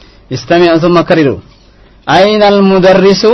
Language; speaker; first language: Arabic; non-native, fluent; Indonesian